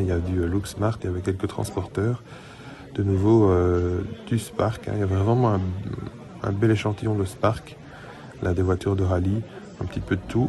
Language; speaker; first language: French; native; French